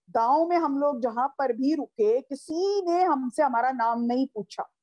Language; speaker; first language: Hindi; native; Hindi